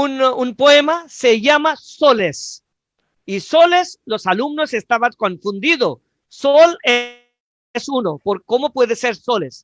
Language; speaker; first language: Spanish; non-native, fluent; Bangla